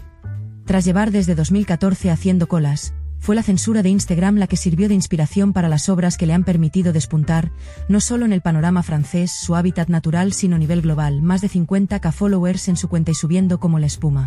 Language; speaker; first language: Spanish; native; Spanish